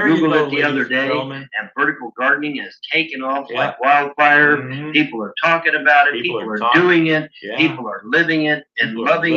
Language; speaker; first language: English; native; English